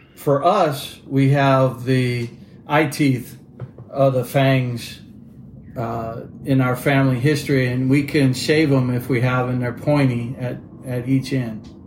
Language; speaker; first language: English; native; English